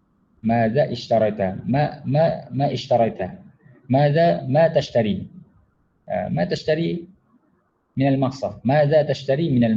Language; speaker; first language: Arabic; non-native, fluent; Malay